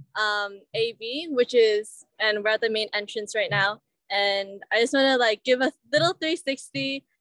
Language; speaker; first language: English; native; English